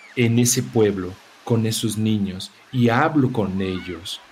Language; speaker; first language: Spanish; non-native, fluent; Portuguese